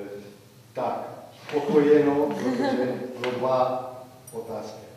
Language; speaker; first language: Czech; non-native, learner; Italian